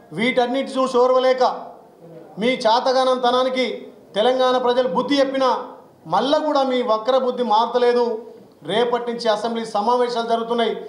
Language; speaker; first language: Telugu; native; Telugu